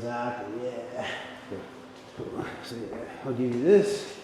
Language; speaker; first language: English; native; English